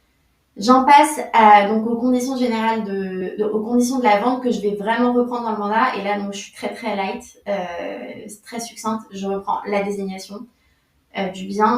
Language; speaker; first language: French; native; French